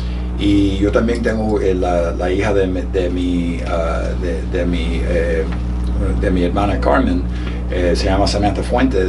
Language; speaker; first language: Spanish; early bilingual, heritage; Spanish